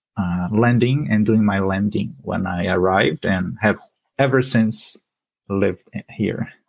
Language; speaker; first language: English; non-native, fluent; Portuguese